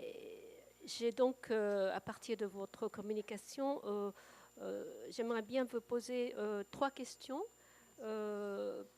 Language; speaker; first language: French; non-native, fluent; Japanese